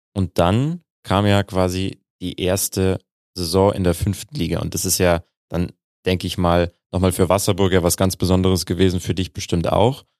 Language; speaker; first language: German; native; German